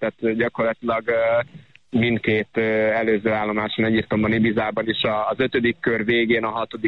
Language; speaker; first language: Hungarian; native; Hungarian